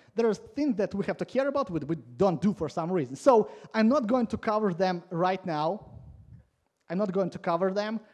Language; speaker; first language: English; non-native, fluent; Latvian